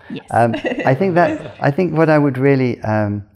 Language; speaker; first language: English; native; English